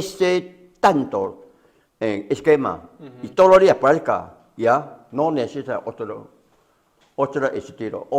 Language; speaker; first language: Spanish; non-native, learner; Chinese